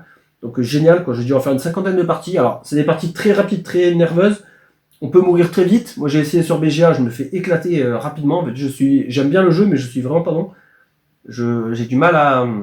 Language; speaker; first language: French; native; French